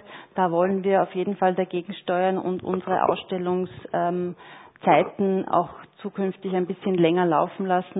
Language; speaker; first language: German; native; German